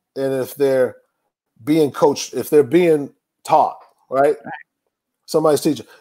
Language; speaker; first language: English; native; English